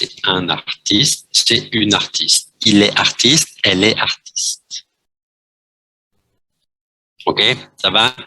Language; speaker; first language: French; non-native, fluent; Vietnamese